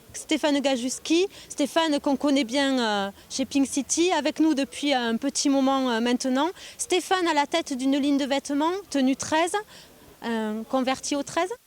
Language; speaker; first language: French; native; French